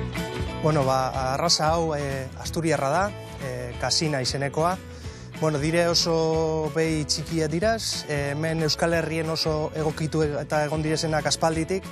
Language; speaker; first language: Basque; native; Basque